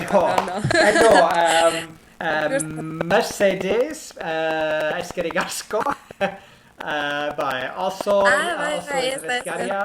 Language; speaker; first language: Basque; non-native, learner; English